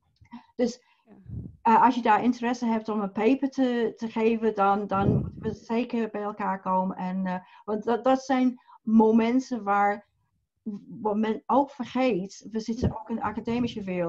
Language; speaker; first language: Dutch; non-native, fluent; English